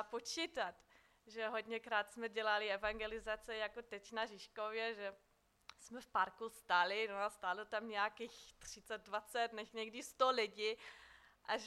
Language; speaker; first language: Czech; non-native, fluent; German